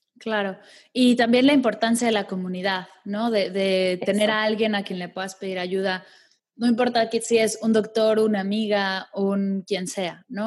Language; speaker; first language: Spanish; native; Spanish